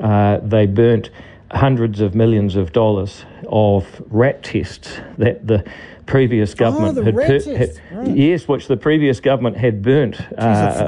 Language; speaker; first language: English; native; English